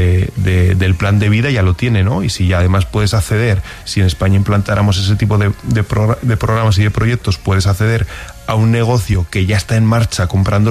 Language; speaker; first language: Spanish; native; Spanish